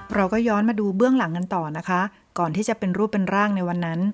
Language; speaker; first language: Thai; native; Thai